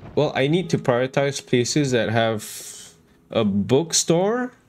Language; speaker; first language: English; non-native, local second language; Malay